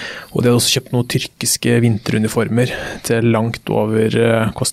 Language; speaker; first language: Norwegian; native; Norwegian